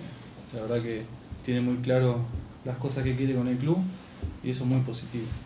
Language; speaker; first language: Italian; non-native, learner; Spanish